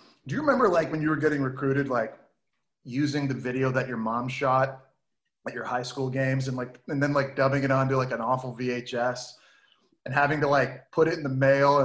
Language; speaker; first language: English; native; English